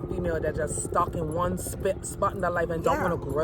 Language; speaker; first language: English; native; English